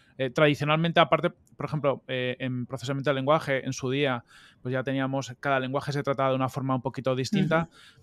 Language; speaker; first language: Spanish; native; Spanish